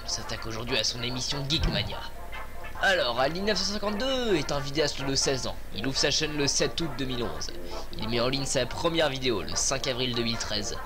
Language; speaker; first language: French; native; French